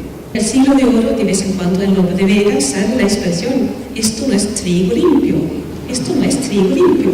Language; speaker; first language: Spanish; non-native, fluent; Swedish